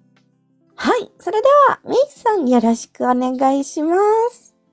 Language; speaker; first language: Japanese; non-native, fluent; Filipino